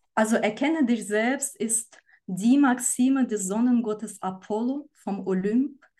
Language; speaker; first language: German; non-native, fluent; Ukrainian